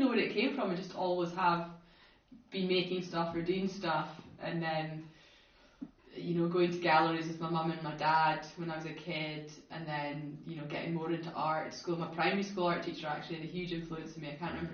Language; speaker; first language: English; native; English